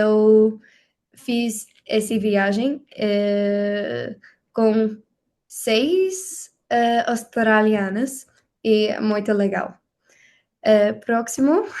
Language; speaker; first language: Portuguese; non-native, learner; English